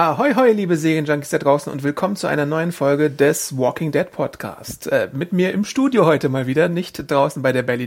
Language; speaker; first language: German; native; German